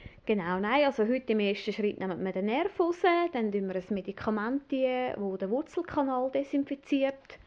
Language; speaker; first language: German; native; German